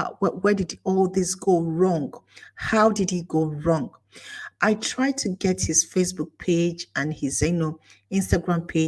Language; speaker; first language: English; non-native, local second language; Igbo